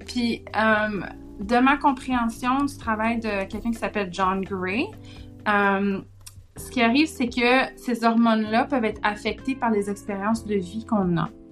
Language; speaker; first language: French; native; French